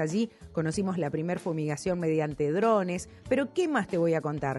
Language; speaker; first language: Spanish; native; Spanish